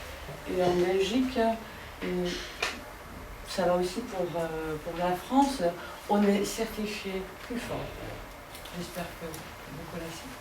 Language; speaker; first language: French; non-native, fluent; Dutch